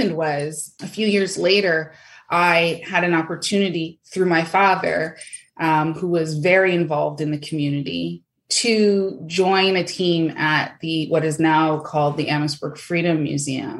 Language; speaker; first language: English; native; English